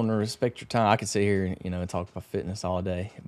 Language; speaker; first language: English; native; English